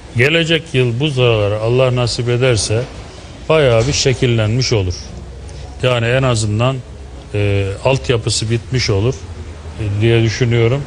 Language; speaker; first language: Turkish; native; Turkish